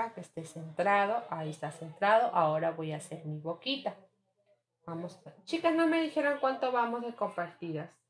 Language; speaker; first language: Spanish; native; Spanish